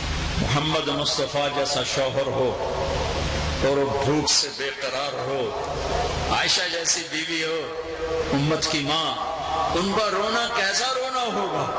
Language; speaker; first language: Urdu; non-native, local second language; Punjabi